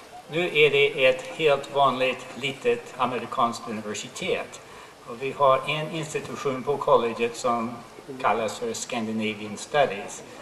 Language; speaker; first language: Swedish; non-native, fluent; English